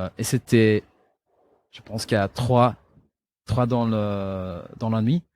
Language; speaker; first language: French; non-native, local second language; Dutch